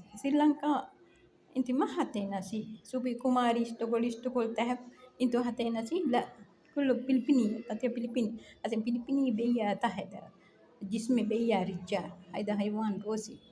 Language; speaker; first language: Arabic; non-native, learner; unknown